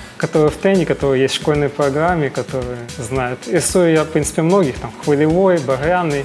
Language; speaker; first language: Russian; native; Russian